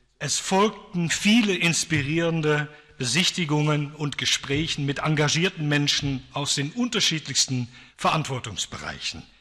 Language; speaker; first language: German; non-native, fluent; Dutch